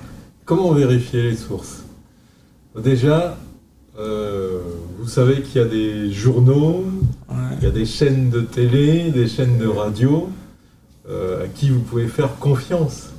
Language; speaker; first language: French; native; French